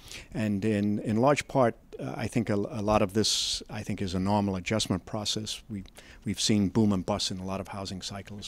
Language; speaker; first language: English; native; English